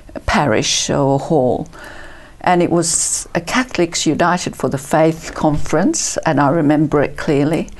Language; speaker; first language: English; early bilingual, other home language; Italian